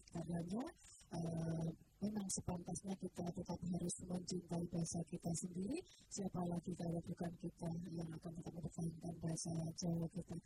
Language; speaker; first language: Indonesian; non-native, local second language; Javanese